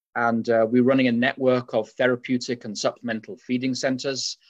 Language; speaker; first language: English; native; English